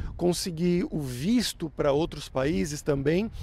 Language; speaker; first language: Portuguese; native; Portuguese